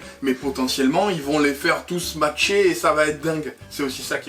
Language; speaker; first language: French; native; French